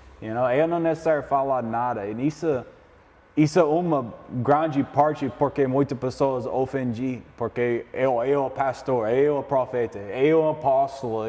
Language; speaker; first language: Portuguese; non-native, learner; English